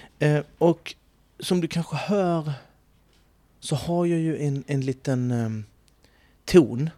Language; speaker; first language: Swedish; native; Swedish